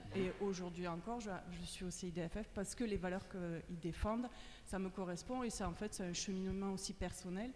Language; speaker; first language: French; native; French